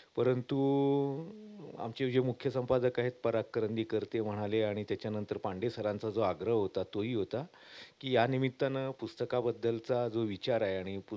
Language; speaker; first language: Marathi; non-native, local second language; Kannada